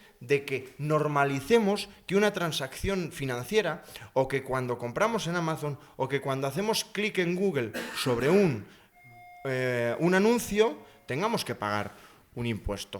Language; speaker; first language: Spanish; native; Spanish